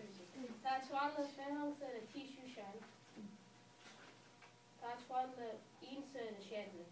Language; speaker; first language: Chinese; non-native, learner; English